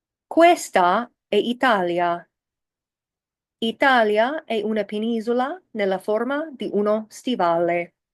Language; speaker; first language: Italian; non-native, fluent; English